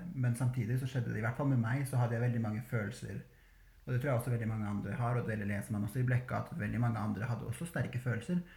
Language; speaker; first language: Norwegian; early bilingual, other home language; Albanian